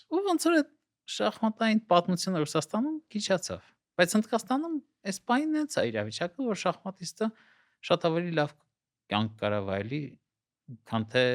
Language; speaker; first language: Armenian; non-native, local second language; Russian